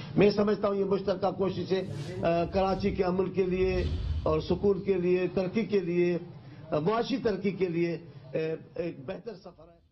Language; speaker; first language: Urdu; non-native, local second language; Sindhi